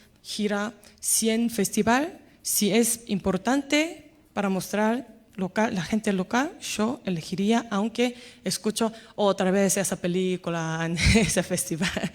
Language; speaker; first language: Spanish; non-native, fluent; Korean